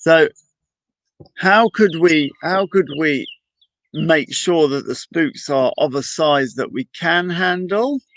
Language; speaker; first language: English; native; English